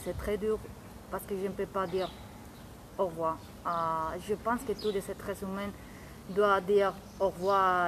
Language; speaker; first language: French; non-native, learner; Spanish